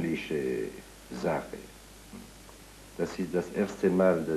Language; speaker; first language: German; non-native, learner; French